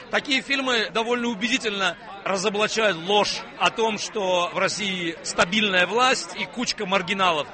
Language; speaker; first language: Russian; native; Russian